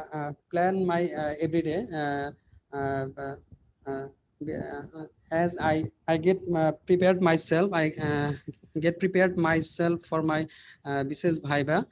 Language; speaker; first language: English; non-native, learner; Bangla